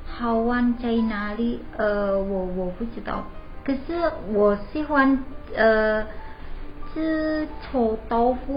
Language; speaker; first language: Chinese; non-native, learner; Indonesian